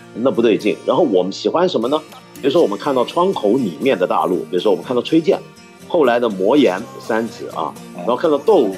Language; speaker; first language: Chinese; non-native, local second language; Cantonese